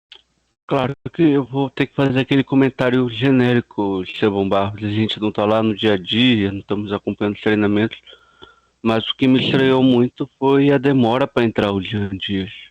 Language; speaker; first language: Portuguese; native; Portuguese